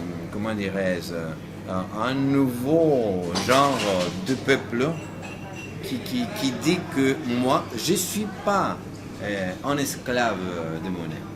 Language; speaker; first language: French; non-native, fluent; Greek